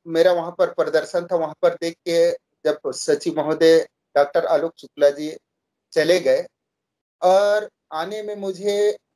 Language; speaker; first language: Hindi; native; Hindi